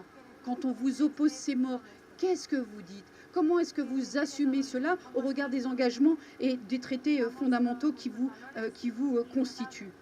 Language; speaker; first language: French; native; French